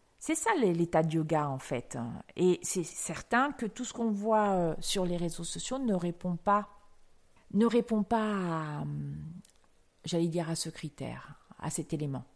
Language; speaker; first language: French; native; French